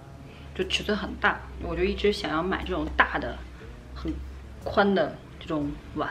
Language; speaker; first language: Chinese; native; Chinese